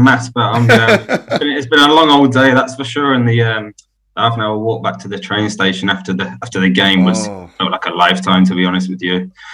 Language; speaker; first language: English; native; English